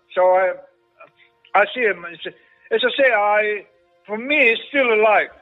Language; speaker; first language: English; non-native, learner; Greek